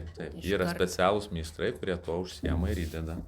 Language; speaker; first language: Lithuanian; native; Lithuanian